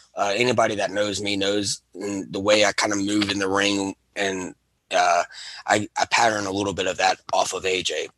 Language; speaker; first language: English; native; English